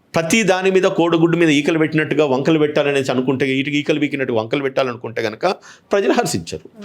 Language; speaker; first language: Telugu; native; Telugu